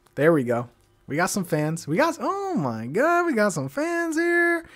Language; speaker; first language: English; native; English